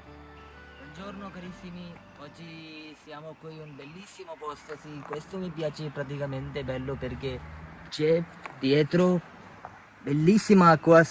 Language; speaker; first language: Italian; non-native, learner; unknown